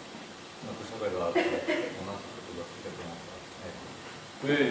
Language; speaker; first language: Italian; native; Italian